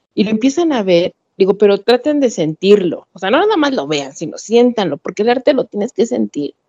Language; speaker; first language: Spanish; native; Spanish